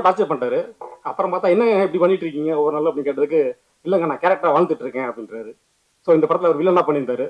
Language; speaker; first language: Tamil; native; Tamil